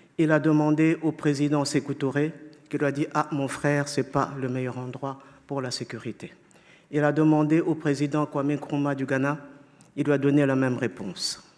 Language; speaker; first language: French; non-native, fluent; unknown